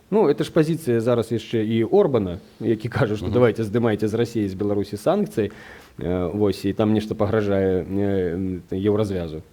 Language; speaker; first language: Belarusian; non-native, local second language; Russian